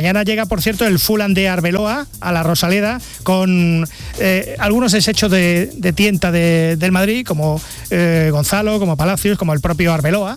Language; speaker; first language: Spanish; native; Spanish